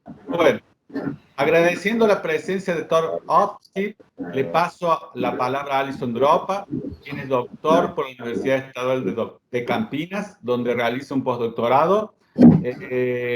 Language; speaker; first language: Spanish; native; Spanish